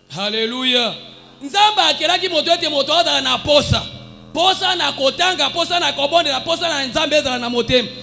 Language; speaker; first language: Lingala; native; Lingala